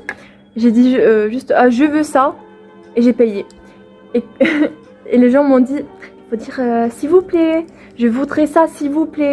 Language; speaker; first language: French; non-native, fluent; Swedish